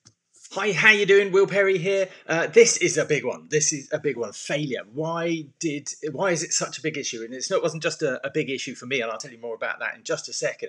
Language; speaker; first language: English; native; English